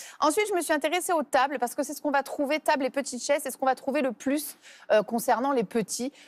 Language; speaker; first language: French; native; French